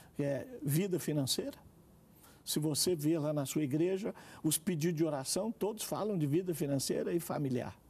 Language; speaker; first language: Portuguese; native; Portuguese